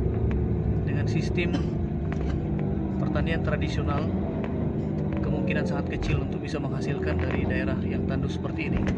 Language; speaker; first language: Indonesian; native; Indonesian